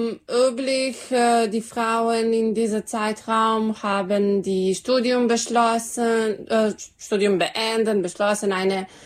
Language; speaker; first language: German; non-native, learner; Serbian